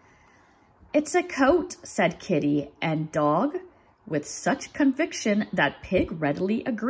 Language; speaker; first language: English; native; English